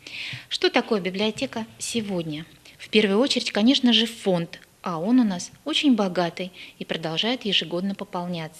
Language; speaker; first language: Russian; native; Russian